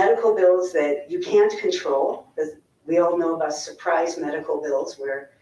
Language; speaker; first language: English; native; English